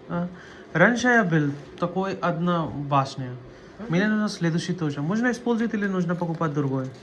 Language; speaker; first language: Russian; non-native, learner; Hindi